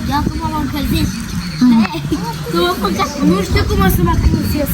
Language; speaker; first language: Romanian; early bilingual, heritage; Romanian